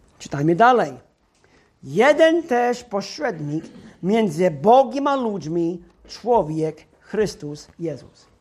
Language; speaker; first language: Polish; non-native, fluent; English